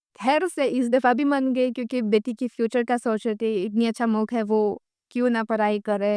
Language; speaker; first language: Urdu; non-native, fluent; Romanian